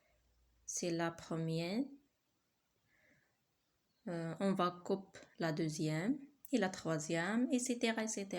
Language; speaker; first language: French; non-native, learner; Arabic